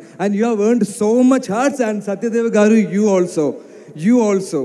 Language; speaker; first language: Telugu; non-native, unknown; Malayalam